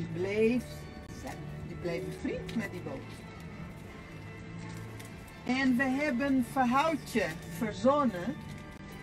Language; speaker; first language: Dutch; non-native, fluent; Portuguese